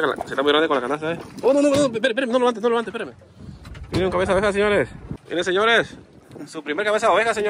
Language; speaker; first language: Spanish; native; Spanish